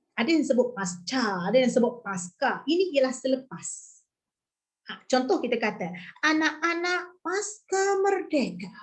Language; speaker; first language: Malay; native; Malay